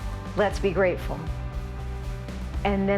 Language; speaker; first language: English; native; English